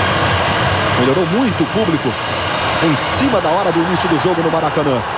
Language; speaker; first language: Portuguese; native; Portuguese